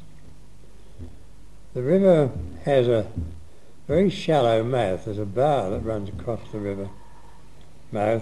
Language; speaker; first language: English; native; English